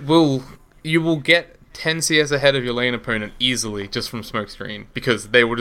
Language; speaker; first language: English; native; English